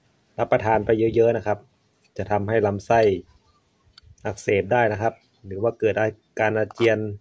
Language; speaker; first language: Thai; native; Thai